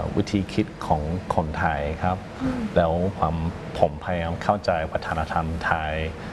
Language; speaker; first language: Thai; non-native, fluent; English